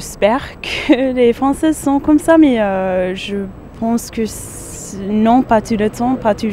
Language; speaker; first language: French; non-native, fluent; English